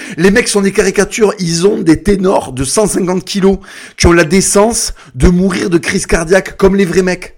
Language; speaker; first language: French; non-native, local second language; Spanish